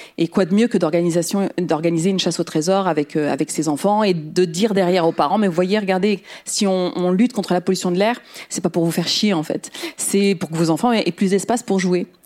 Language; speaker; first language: French; early bilingual, other home language; Riffian